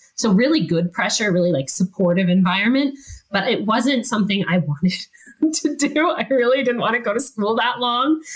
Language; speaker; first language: English; native; English